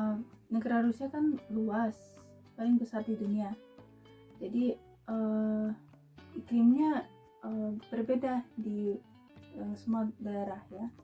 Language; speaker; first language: Indonesian; non-native, fluent; Russian